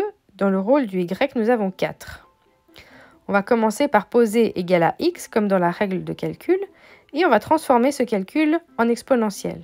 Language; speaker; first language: French; native; French